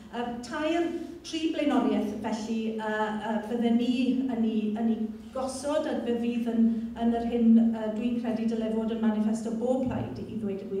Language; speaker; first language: Welsh; native; Welsh